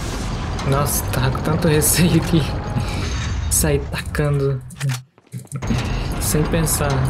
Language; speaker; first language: Portuguese; native; Portuguese